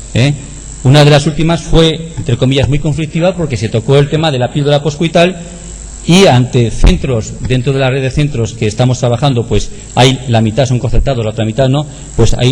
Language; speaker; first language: Spanish; native; Spanish